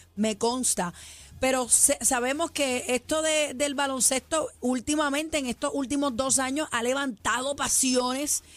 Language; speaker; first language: Spanish; native; Spanish